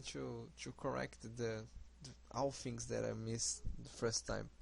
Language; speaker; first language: English; non-native, learner; Portuguese